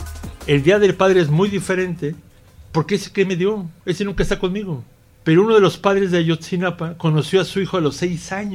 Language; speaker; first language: Spanish; native; Spanish